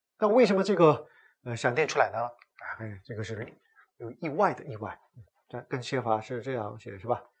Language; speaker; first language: Chinese; non-native, fluent; Korean